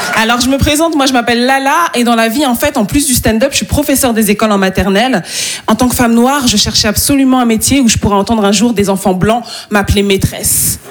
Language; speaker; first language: French; native; French